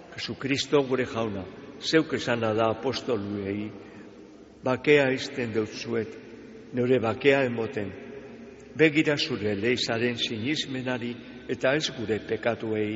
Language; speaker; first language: Basque; native; Basque